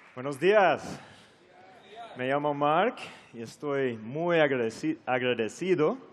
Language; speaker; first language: Spanish; non-native, learner; English